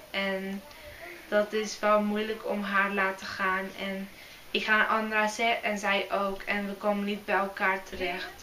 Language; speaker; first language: Dutch; early bilingual, other home language; Arabic